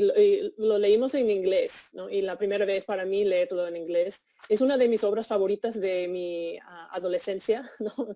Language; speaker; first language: Spanish; non-native, fluent; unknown